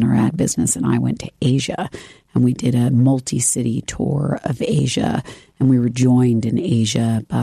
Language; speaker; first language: English; native; English